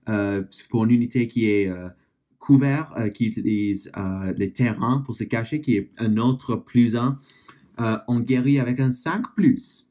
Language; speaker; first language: French; non-native, learner; English